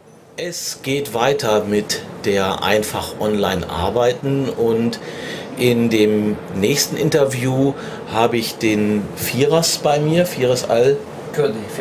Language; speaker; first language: German; native; German